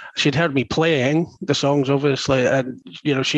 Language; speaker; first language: English; native; English